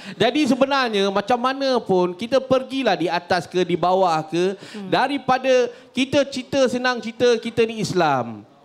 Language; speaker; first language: Malay; native; Malay